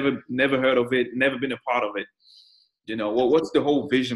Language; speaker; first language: English; non-native, fluent; French